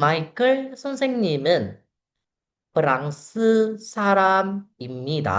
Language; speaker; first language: Korean; non-native, fluent; Indonesian